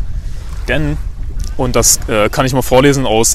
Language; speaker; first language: German; native; German